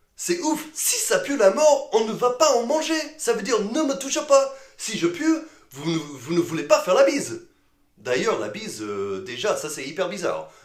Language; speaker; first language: French; non-native, fluent; English